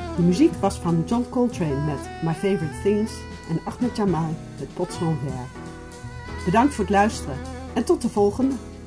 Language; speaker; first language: Dutch; native; Dutch